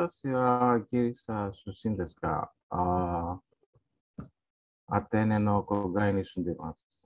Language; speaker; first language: Japanese; non-native, learner; Greek